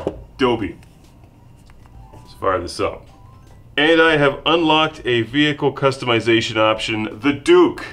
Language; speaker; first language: English; native; English